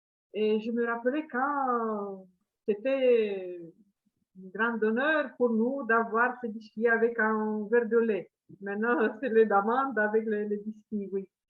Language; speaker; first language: French; non-native, fluent; Romanian